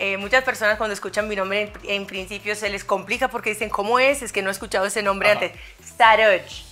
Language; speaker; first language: Spanish; non-native, fluent; Haitian Creole